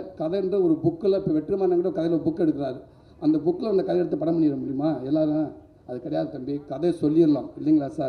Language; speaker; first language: Tamil; native; Tamil